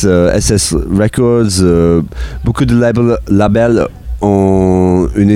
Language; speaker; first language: French; non-native, learner; English